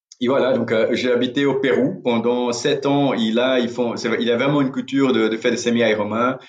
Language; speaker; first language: French; non-native, fluent; Portuguese